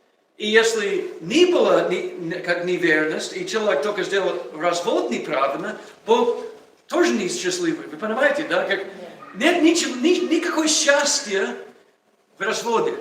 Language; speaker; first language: Russian; non-native, learner; English